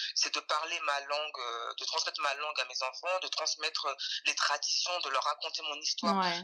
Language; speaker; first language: French; native; French